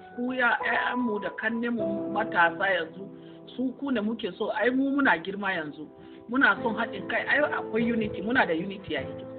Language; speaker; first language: Hausa; non-native, local second language; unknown